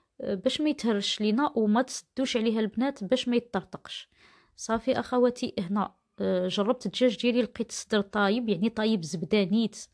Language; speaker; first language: Arabic; native; Arabic